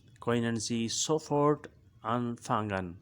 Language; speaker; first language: German; non-native, learner; Urdu